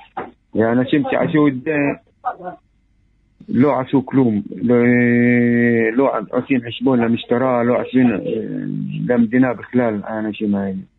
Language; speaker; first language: Hebrew; non-native, local second language; Arabic